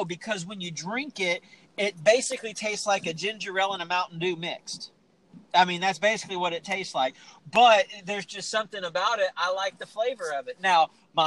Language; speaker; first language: English; native; English